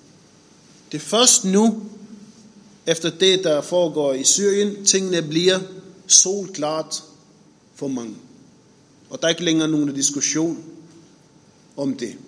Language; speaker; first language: Danish; non-native, fluent; Arabic